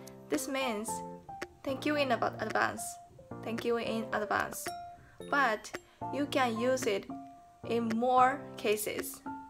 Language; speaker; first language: English; non-native, fluent; Japanese